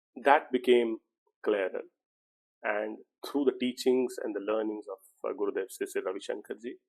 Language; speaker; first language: English; non-native, local second language; Punjabi